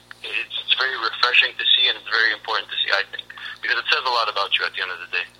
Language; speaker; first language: English; early bilingual, other home language; Armenian